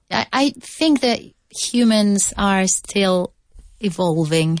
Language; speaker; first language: English; non-native, fluent; Spanish